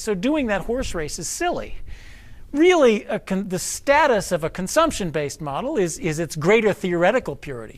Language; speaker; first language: English; native; English